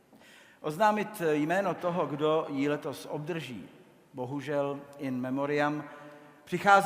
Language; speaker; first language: Czech; native; Czech